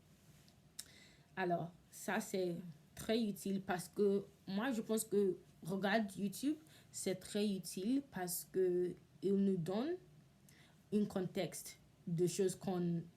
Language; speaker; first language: French; non-native, learner; English